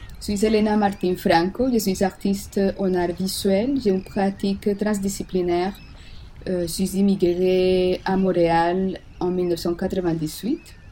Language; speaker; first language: French; non-native, fluent; Spanish